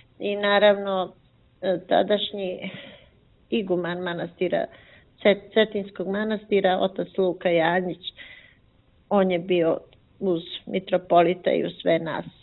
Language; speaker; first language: Serbian; native; Serbian